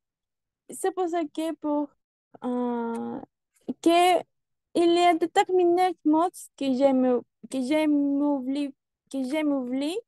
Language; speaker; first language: French; non-native, learner; Spanish